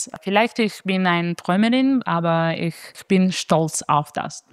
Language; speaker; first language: German; non-native, fluent; Italian